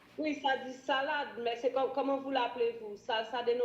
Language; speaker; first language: French; native; French